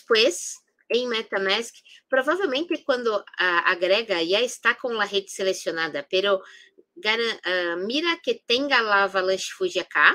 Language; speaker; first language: Spanish; non-native, fluent; Portuguese